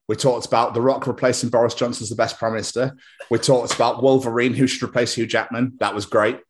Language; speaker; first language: English; native; English